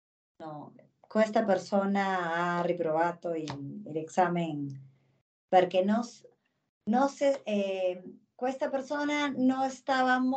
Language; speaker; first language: Italian; non-native, learner; Spanish